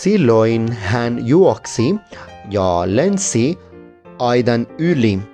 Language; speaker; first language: Finnish; non-native, learner; Spanish